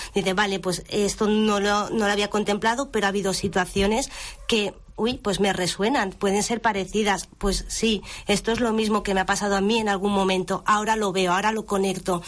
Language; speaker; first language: Spanish; native; Spanish